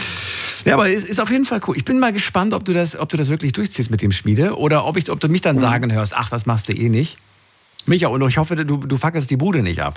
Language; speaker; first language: German; native; German